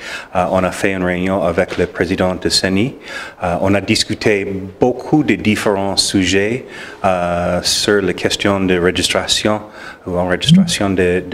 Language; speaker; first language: French; non-native, learner; English